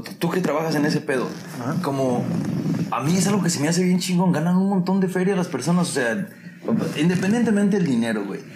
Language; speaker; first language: Spanish; early bilingual, heritage; Spanish